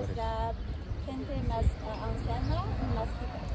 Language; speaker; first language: Spanish; non-native, fluent; French